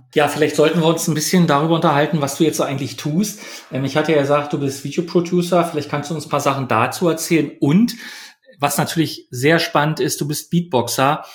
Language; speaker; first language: German; native; German